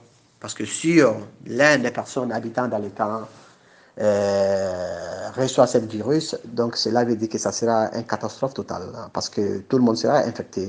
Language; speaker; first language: French; non-native, local second language; Bambara